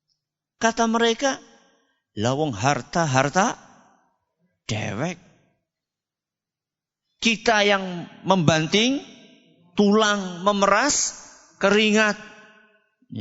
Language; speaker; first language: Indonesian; non-native, local second language; Javanese